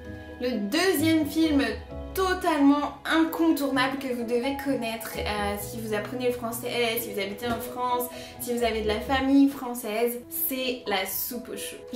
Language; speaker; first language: French; native; French